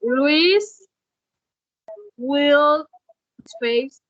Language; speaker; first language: English; non-native, learner; Spanish